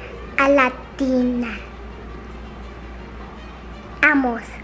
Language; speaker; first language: Spanish; early bilingual, heritage; Spanish